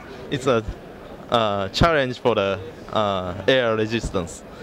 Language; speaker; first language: English; non-native, fluent; Japanese